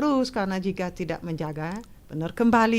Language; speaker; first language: Indonesian; non-native, fluent; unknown